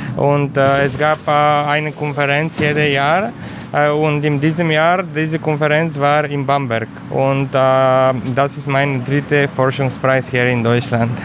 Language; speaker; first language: German; non-native, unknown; Bulgarian